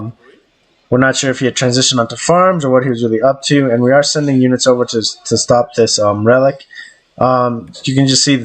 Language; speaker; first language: English; native; English